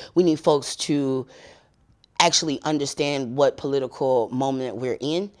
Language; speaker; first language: English; native; English